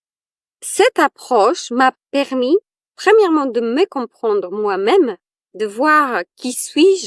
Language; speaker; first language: French; non-native, fluent; Polish